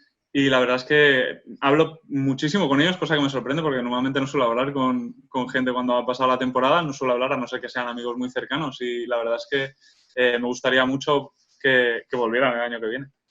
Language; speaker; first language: Spanish; non-native, local second language; Catalan